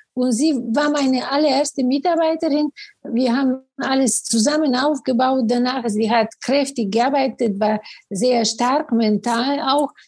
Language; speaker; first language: German; non-native, fluent; Bulgarian